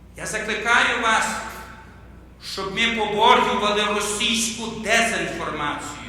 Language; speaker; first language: Ukrainian; early bilingual, heritage; Ukrainian